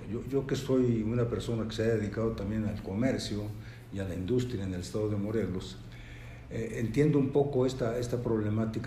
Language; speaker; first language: Spanish; native; Spanish